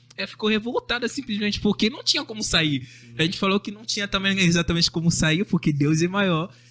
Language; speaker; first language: Portuguese; non-native, fluent; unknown